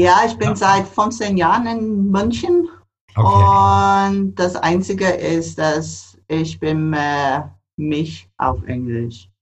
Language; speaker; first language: German; non-native, fluent; English